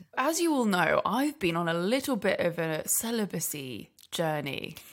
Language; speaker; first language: English; native; English